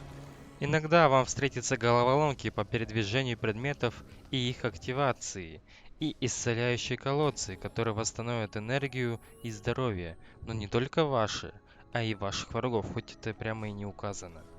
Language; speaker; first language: Russian; native; Russian